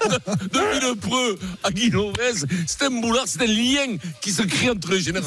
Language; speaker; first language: French; native; French